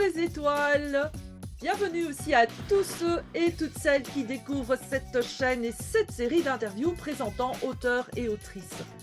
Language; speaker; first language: French; native; French